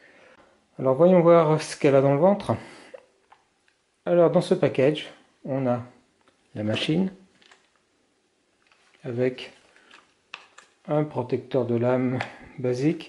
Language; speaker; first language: French; native; French